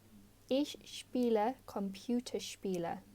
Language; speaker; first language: German; non-native, fluent; English